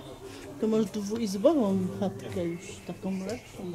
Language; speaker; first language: Polish; native; Polish